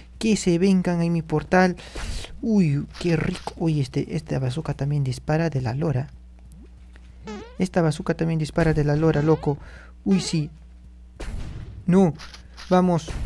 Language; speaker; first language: Spanish; native; Spanish